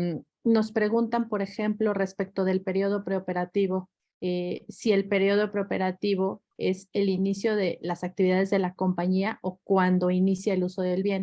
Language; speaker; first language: Spanish; native; Spanish